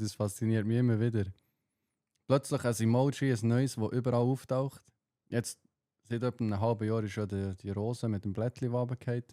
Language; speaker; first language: German; native; German